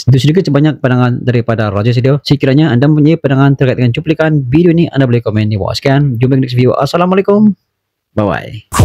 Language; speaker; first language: Malay; native; Malay